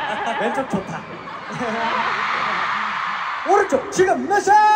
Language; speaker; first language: Korean; native; Korean